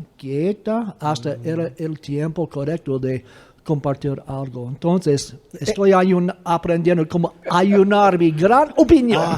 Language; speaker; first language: Spanish; non-native, fluent; English